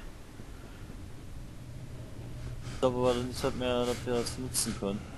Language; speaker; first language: German; native; German